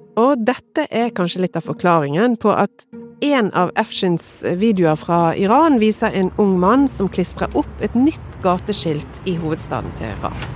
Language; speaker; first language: Norwegian; native; Norwegian